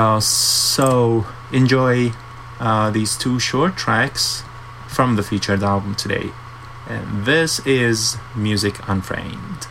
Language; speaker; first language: English; non-native, fluent; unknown